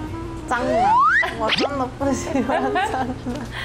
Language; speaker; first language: Chinese; non-native, learner; Korean